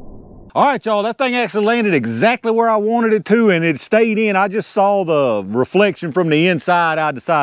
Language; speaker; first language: English; native; English